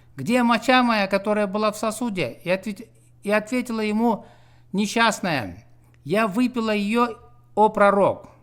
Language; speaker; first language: Russian; non-native, local second language; Kyrgyz